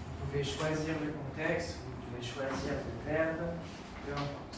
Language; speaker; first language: French; non-native, fluent; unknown